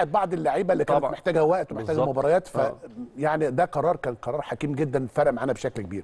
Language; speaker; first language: Arabic; native; Arabic